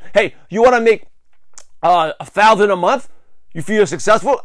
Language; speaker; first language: English; native; English